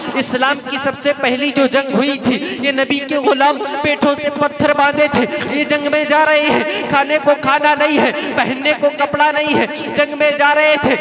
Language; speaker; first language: Hindi; native; Hindi